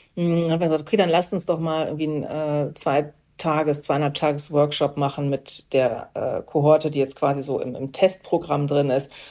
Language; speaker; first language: German; native; German